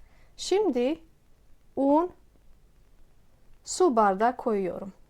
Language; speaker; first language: Turkish; non-native, fluent; Bosnian